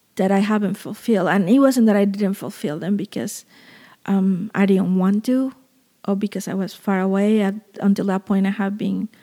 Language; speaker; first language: English; non-native, fluent; Spanish